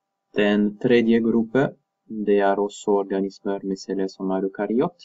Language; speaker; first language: Norwegian; non-native, fluent; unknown